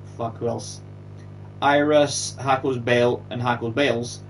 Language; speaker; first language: English; native; English